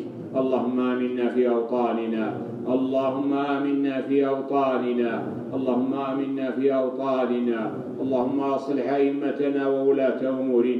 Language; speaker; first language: Arabic; native; Arabic